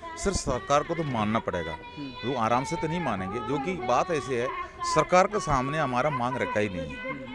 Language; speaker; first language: Hindi; non-native, local second language; Malayalam